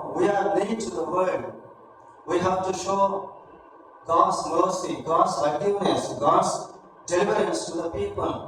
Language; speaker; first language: English; non-native, local second language; Telugu